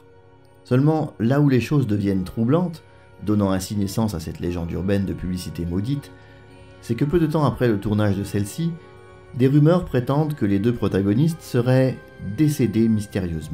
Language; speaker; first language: French; native; French